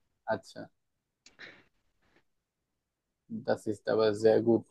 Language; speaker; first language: German; non-native, fluent; Bangla